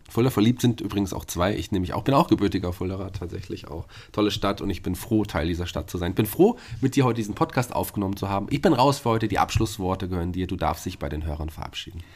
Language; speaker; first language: German; native; German